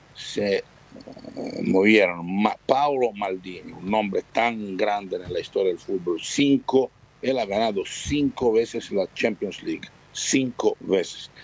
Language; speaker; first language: Spanish; non-native, fluent; Italian